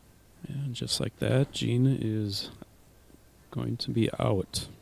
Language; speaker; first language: English; native; English